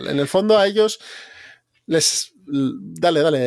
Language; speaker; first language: Spanish; native; Spanish